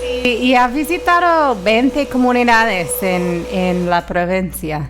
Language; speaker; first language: Spanish; non-native, fluent; English